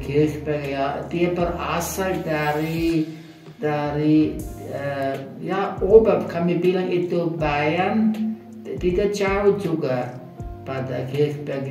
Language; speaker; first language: Indonesian; non-native, fluent; German